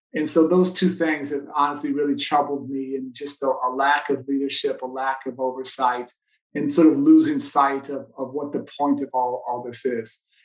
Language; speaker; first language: English; native; English